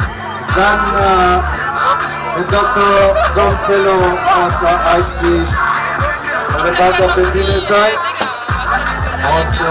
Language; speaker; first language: German; non-native, learner; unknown